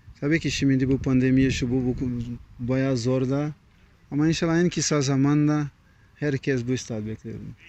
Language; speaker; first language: Turkish; non-native, learner; Portuguese